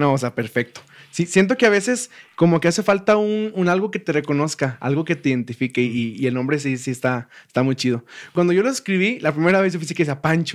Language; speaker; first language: Spanish; native; Spanish